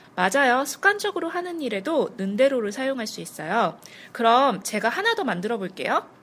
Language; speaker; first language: Korean; native; Korean